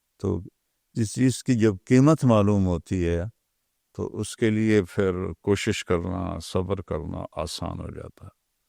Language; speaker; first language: Urdu; non-native, local second language; Punjabi